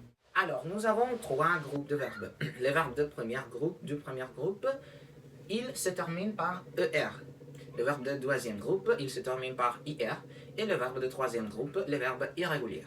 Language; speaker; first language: French; non-native, fluent; Spanish